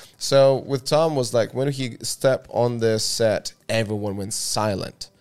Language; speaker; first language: English; non-native, fluent; Russian